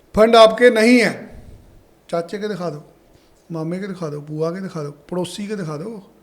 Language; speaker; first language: Hindi; non-native, local second language; Punjabi